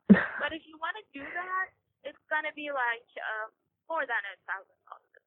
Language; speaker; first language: English; non-native, fluent; Persian